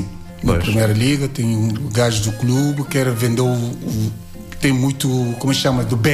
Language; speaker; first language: Portuguese; non-native, learner; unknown